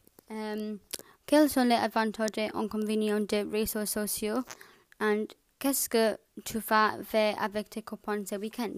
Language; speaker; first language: French; non-native, learner; English